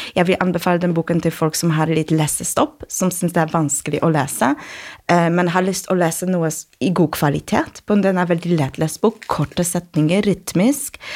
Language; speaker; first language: Norwegian; non-native, fluent; Polish